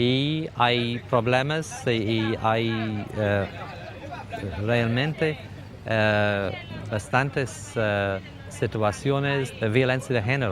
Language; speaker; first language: Spanish; non-native, fluent; English